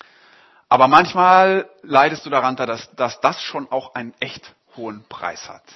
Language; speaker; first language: German; native; German